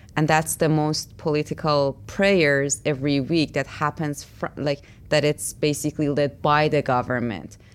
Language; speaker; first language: English; non-native, fluent; Persian